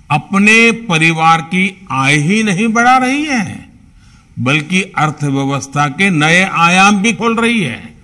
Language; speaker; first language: Hindi; non-native, local second language; Gujarati